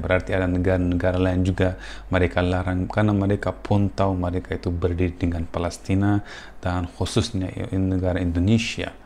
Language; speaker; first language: Indonesian; non-native, fluent; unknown